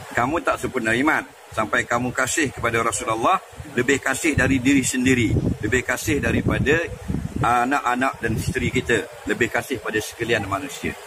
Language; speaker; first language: Malay; native; Malay